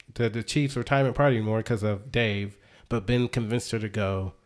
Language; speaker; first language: English; native; English